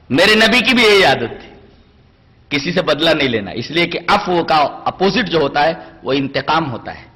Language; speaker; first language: Urdu; native; Urdu